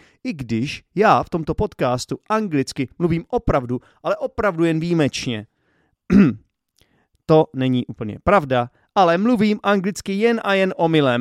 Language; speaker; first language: Czech; native; Czech